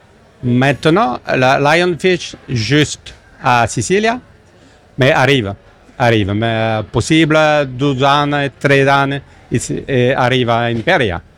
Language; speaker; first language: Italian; non-native, learner; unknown